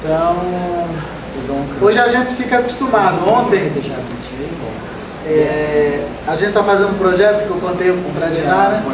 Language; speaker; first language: Portuguese; non-native, local second language; Guarani